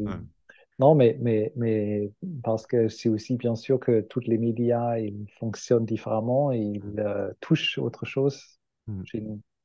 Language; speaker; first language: French; non-native, fluent; German